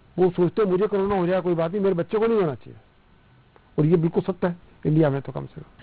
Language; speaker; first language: Hindi; non-native, local second language; Punjabi